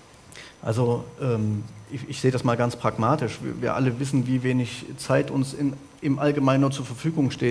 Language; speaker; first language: German; native; German